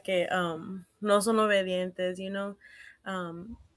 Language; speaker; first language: Spanish; early bilingual, heritage; Spanish